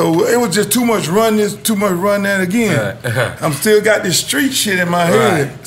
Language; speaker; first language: English; native; English